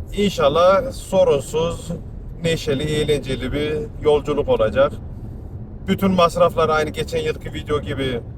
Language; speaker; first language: Turkish; early bilingual, heritage; Turkish